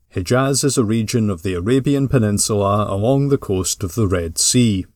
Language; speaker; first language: English; native; English